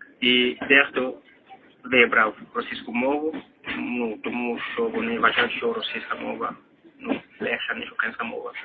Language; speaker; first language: Ukrainian; non-native, fluent; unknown